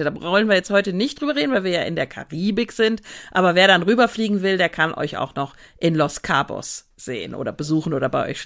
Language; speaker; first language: German; native; German